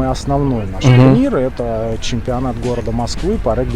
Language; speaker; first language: Russian; native; Russian